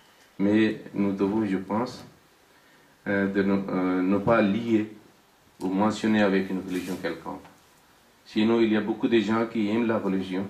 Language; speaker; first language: French; non-native, fluent; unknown